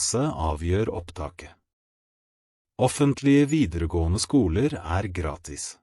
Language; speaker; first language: Norwegian; non-native, fluent; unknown